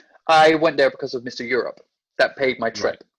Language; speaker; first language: English; non-native, fluent; Danish